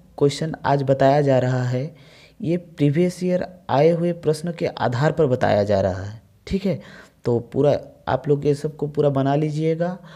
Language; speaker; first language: Hindi; native; Hindi